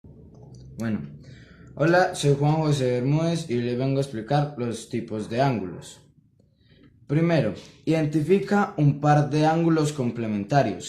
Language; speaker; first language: Spanish; native; Spanish